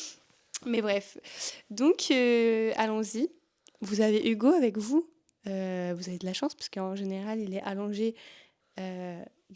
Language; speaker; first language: French; native; French